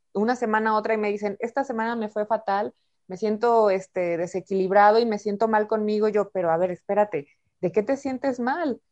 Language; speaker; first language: Spanish; native; Spanish